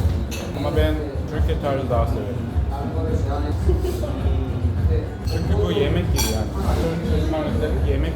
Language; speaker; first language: Turkish; non-native, learner; Korean